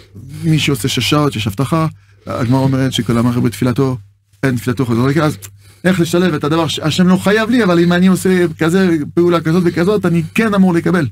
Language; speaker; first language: Hebrew; non-native, fluent; French